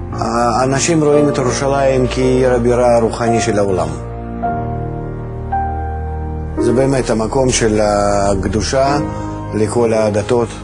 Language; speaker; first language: Hebrew; non-native, fluent; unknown